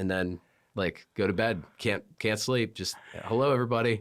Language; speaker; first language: English; native; English